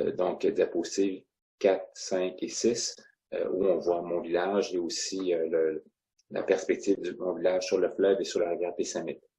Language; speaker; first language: French; non-native, local second language; Innu-aimun